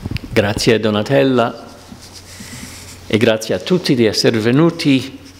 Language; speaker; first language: Italian; non-native, fluent; English